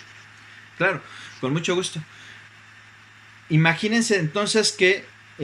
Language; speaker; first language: Spanish; native; Spanish